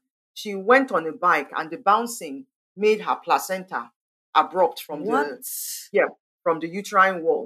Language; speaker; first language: English; non-native, local second language; Igbo